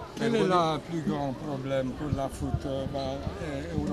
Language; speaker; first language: French; non-native, learner; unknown